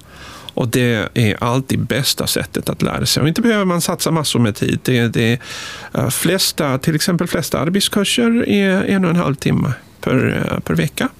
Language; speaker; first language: Swedish; non-native, fluent; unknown